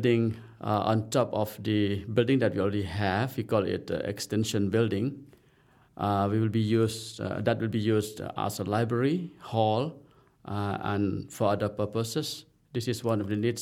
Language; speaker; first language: English; non-native, local second language; Khasi